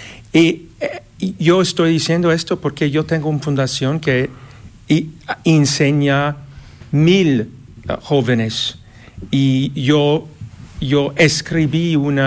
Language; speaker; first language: Spanish; non-native, fluent; English